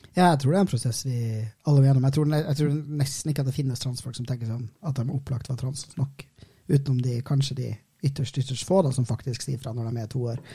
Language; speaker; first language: Norwegian; native; Norwegian